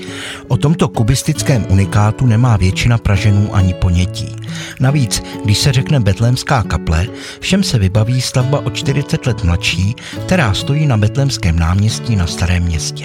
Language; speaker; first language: Czech; native; Czech